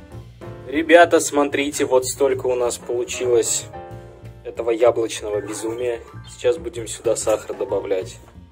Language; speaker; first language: Russian; native; Russian